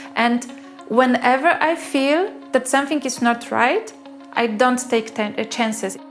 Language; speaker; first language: English; non-native, fluent; Polish